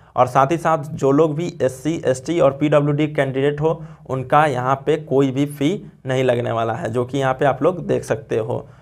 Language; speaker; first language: Hindi; native; Hindi